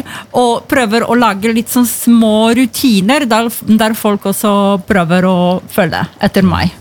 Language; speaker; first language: Norwegian; non-native, fluent; Polish